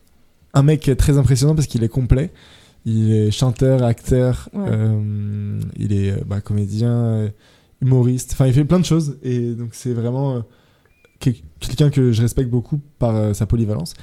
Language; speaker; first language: French; native; French